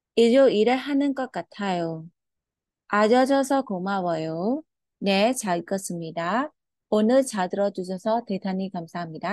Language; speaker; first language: Korean; non-native, fluent; Khmer